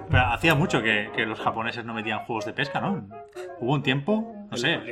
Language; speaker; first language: Spanish; native; Spanish